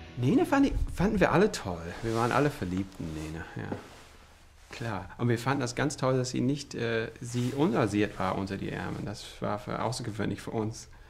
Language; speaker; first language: German; non-native, fluent; English